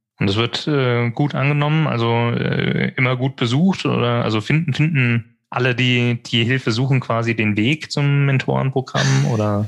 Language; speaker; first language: German; native; German